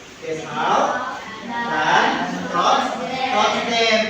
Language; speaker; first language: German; non-native, fluent; Indonesian